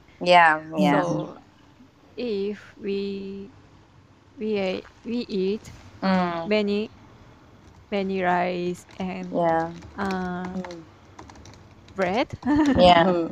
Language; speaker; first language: English; non-native, learner; Japanese